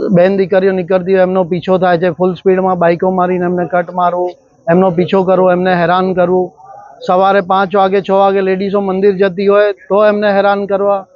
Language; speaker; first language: Gujarati; native; Gujarati